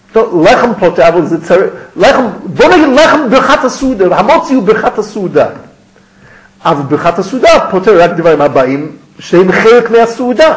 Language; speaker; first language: Hebrew; non-native, fluent; English